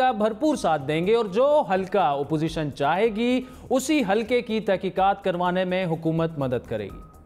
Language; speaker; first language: Urdu; native; Urdu